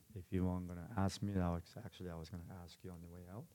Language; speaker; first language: English; non-native, fluent; Korean